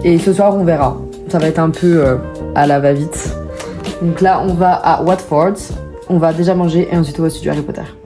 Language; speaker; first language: French; native; French